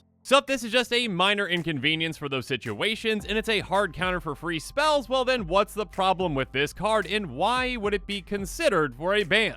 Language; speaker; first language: English; native; English